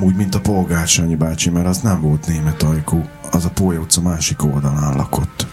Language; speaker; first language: Hungarian; native; Hungarian